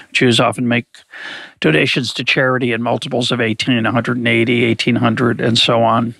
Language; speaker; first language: English; native; English